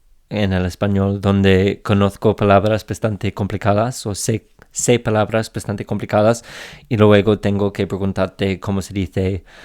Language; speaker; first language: Spanish; non-native, fluent; English